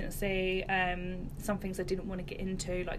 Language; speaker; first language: English; native; English